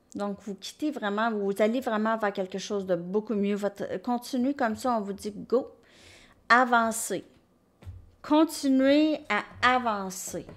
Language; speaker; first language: French; native; French